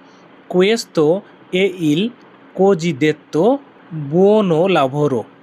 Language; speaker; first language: Italian; non-native, learner; Bangla